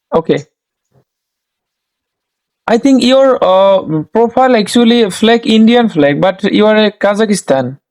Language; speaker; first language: English; non-native, learner; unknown